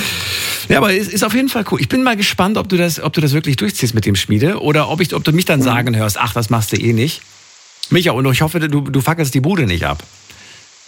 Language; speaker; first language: German; native; German